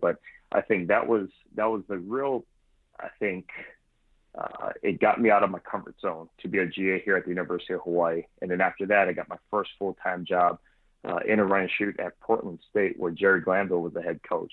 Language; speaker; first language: English; native; English